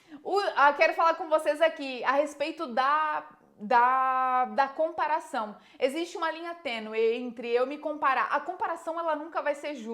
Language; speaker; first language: Portuguese; native; Portuguese